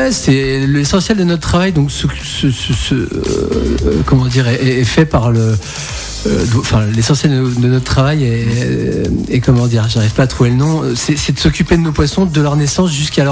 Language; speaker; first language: French; native; French